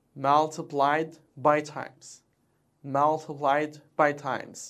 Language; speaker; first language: English; non-native, fluent; Arabic